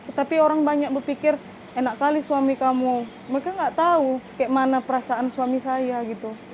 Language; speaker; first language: Indonesian; native; Indonesian